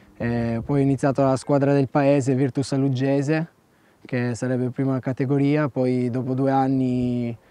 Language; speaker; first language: Italian; early bilingual, other home language; Albanian